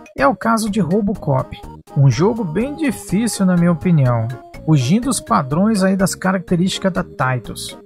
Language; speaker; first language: Portuguese; native; Portuguese